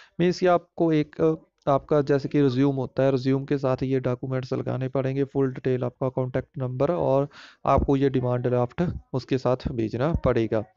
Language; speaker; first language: Hindi; non-native, local second language; Punjabi